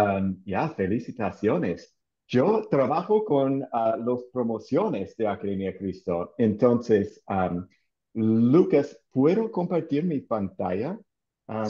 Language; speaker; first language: Spanish; non-native, fluent; English